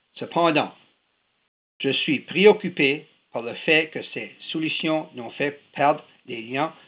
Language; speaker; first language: French; native; French